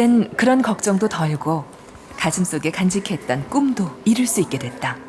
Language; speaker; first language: Korean; native; Korean